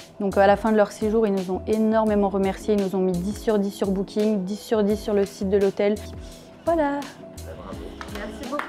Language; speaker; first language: French; native; French